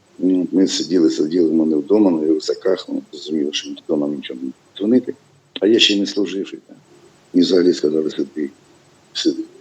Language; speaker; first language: Ukrainian; non-native, local second language; Russian